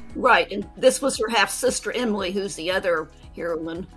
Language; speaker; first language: English; native; English